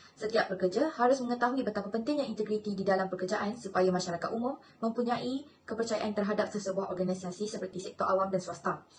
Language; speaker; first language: Malay; native; Malay